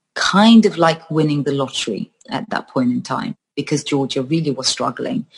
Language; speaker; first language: English; early bilingual, other home language; Georgian